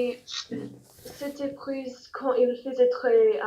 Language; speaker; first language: French; non-native, learner; English